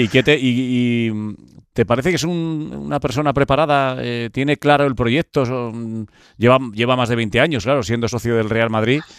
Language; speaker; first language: Spanish; native; Spanish